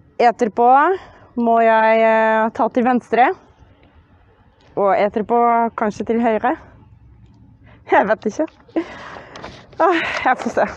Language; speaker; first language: Norwegian; non-native, fluent; Polish